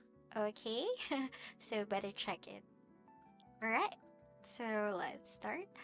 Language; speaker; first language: English; non-native, local second language; Filipino